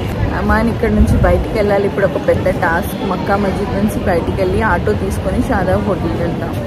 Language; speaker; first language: Telugu; non-native, local second language; Urdu